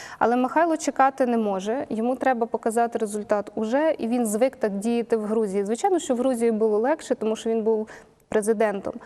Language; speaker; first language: Ukrainian; native; Ukrainian